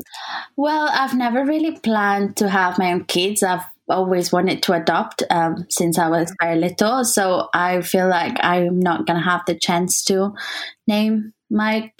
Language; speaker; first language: English; non-native, fluent; Spanish